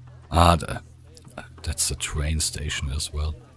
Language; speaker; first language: English; non-native, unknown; German